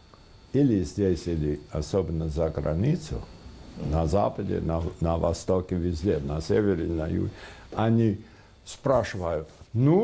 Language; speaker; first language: Russian; non-native, fluent; English